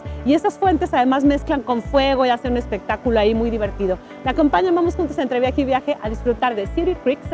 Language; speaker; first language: Spanish; native; Spanish